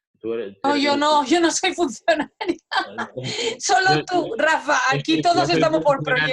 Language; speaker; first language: Catalan; non-native, fluent; Spanish